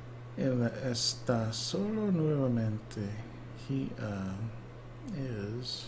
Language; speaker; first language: Spanish; non-native, learner; English